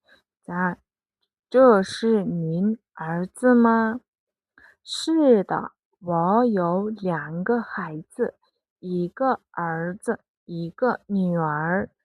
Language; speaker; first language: Chinese; non-native, fluent; Mongolian